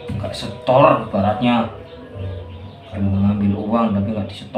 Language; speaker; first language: Indonesian; non-native, local second language; Javanese